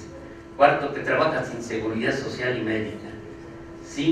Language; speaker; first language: Spanish; native; Spanish